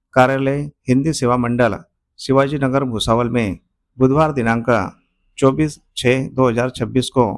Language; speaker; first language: Hindi; non-native, local second language; Marathi